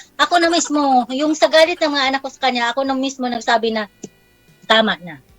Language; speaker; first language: Filipino; non-native, local second language; Cebuano